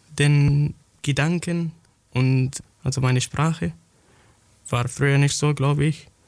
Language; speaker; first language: German; non-native, fluent; Arabic